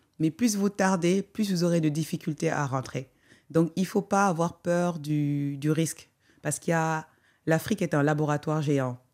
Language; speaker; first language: French; non-native, local second language; Wolof